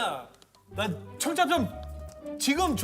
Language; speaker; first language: Korean; non-native, learner; French